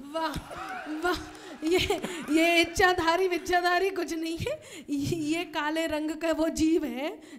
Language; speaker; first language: Hindi; native; Hindi